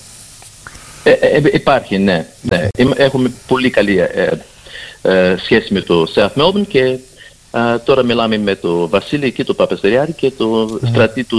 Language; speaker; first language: Greek; early bilingual, heritage; Greek